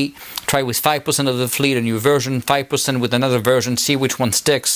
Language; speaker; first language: English; non-native, fluent; French